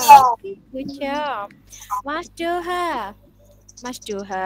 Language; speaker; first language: Indonesian; native; Indonesian